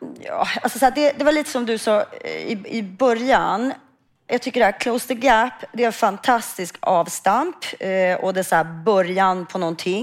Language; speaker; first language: Swedish; native; Swedish